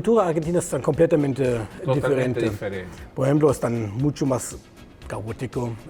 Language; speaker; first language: Spanish; non-native, learner; German